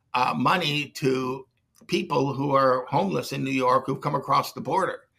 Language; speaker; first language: English; native; English